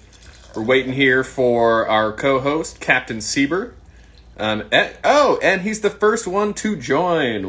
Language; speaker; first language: English; native; English